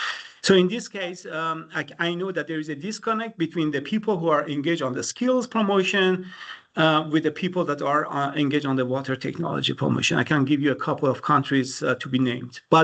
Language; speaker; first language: English; non-native, fluent; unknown